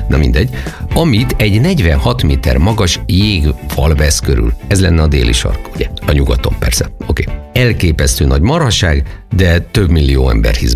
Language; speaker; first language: Hungarian; native; Hungarian